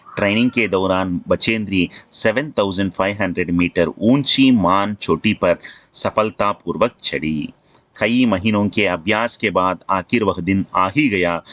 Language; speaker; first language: Hindi; non-native, local second language; Telugu